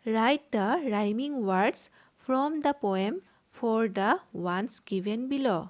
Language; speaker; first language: English; non-native, local second language; Assamese